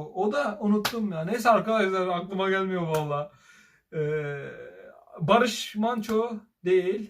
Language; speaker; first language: Turkish; native; Turkish